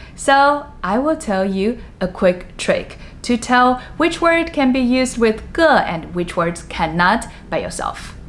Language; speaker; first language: English; non-native, fluent; Chinese